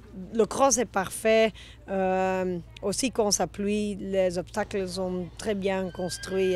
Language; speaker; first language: French; non-native, local second language; Dutch